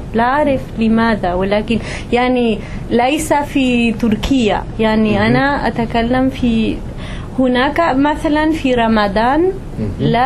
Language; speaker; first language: Arabic; non-native, fluent; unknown